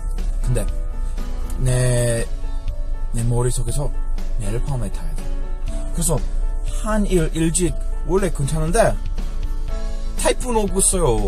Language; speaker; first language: Korean; non-native, learner; English